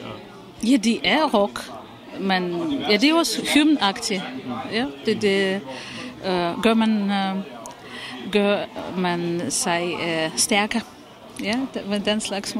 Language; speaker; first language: Danish; non-native, fluent; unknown